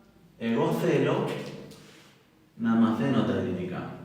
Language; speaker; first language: Greek; non-native, fluent; Spanish